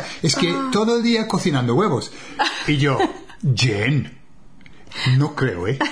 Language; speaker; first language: Spanish; non-native, fluent; English